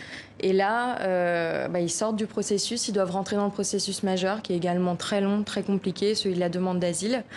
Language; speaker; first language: French; native; French